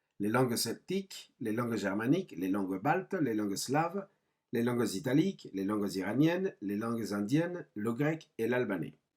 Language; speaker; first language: French; non-native, fluent; Spanish